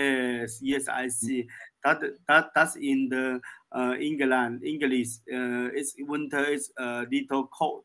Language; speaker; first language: English; non-native, learner; Chinese